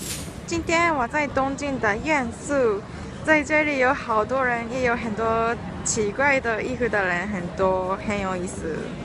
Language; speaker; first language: Chinese; non-native, learner; Japanese